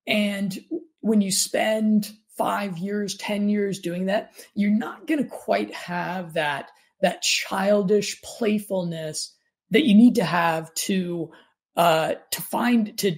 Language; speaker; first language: English; native; English